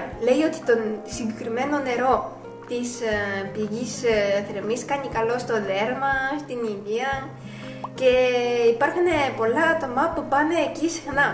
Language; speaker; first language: Greek; non-native, fluent; Japanese